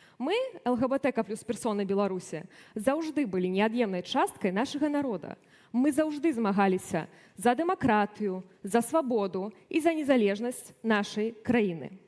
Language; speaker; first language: Belarusian; native; Belarusian